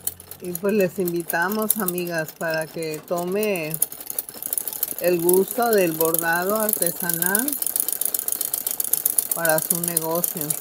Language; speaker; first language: Spanish; native; Spanish